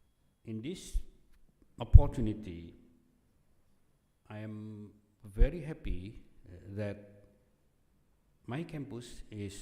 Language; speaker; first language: English; non-native, fluent; Indonesian